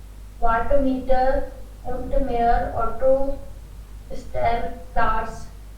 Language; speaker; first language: German; non-native, learner; Hindi